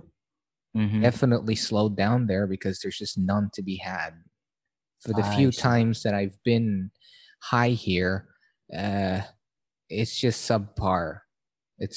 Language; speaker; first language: English; non-native, local second language; Filipino